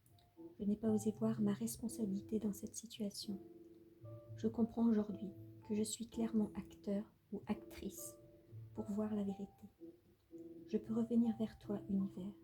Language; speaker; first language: French; native; French